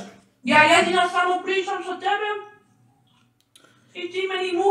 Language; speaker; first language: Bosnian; early bilingual, heritage; English